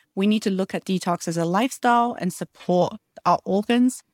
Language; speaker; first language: English; early bilingual, other home language; Chinese